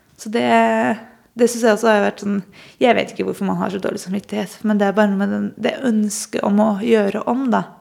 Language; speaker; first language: Norwegian; early bilingual, other home language; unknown